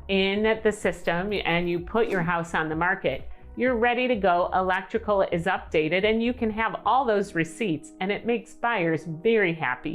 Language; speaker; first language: English; native; English